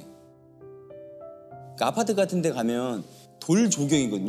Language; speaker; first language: Korean; native; Korean